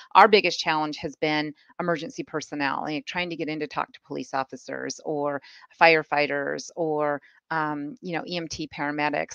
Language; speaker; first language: English; native; English